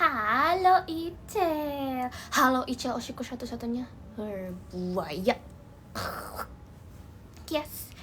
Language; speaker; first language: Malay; non-native, learner; Indonesian